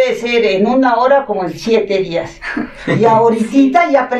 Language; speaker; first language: Spanish; non-native, local second language; Catalan